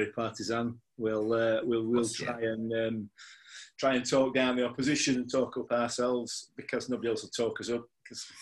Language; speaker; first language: English; native; English